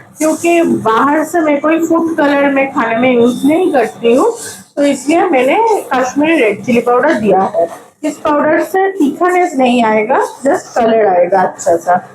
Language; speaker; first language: Hindi; non-native, local second language; Bangla